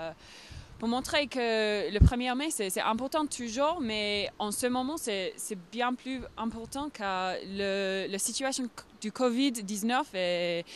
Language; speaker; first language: French; non-native, fluent; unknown